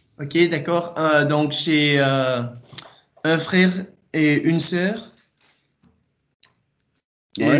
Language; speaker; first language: French; non-native, learner; Dutch